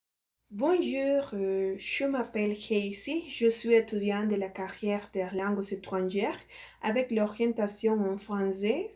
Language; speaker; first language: French; non-native, learner; Spanish